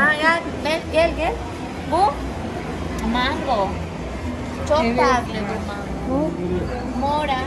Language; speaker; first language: Turkish; non-native, learner; Spanish